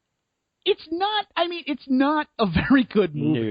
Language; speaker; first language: English; native; English